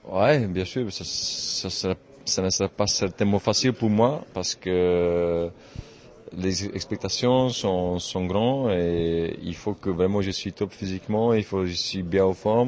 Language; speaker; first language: French; non-native, fluent; Czech